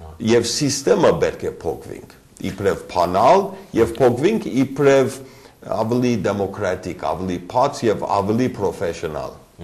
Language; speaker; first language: Armenian; early bilingual, other home language; English